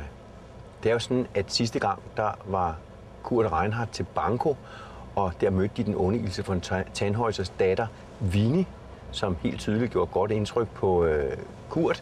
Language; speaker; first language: Danish; native; Danish